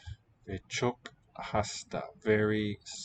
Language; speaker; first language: Turkish; non-native, learner; English